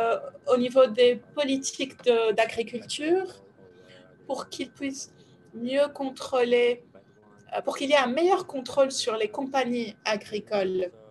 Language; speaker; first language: French; non-native, fluent; Ukrainian